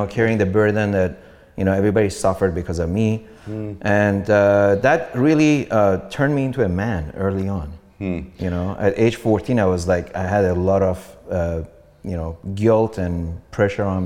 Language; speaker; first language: English; non-native, fluent; Persian